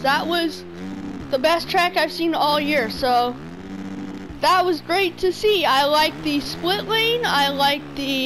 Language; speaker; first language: English; native; English